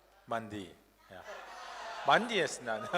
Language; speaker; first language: Indonesian; non-native, learner; Korean